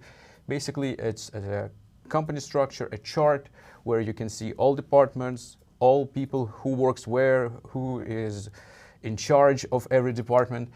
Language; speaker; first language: English; non-native, fluent; Russian